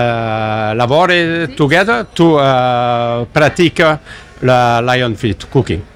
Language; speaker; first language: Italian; non-native, learner; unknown